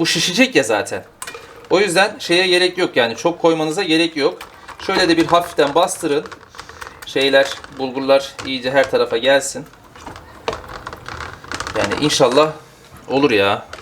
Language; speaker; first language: Turkish; native; Turkish